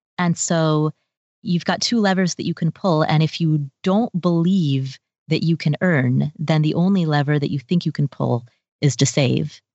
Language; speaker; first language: English; early bilingual, other home language; Nepali